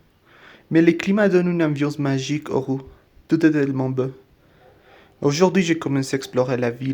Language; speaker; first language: French; non-native, learner; Spanish